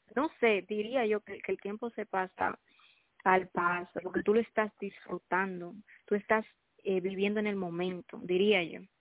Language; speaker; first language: Spanish; native; Spanish